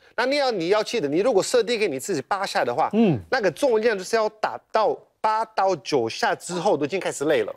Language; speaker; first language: Chinese; non-native, fluent; Portuguese